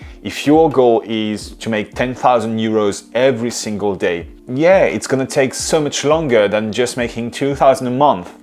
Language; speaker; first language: English; non-native, fluent; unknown